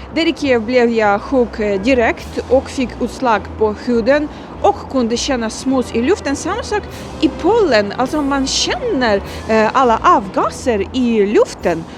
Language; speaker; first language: Swedish; non-native, fluent; Ukrainian